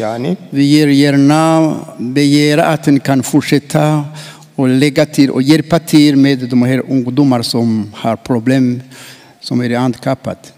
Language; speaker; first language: Swedish; non-native, fluent; Rundi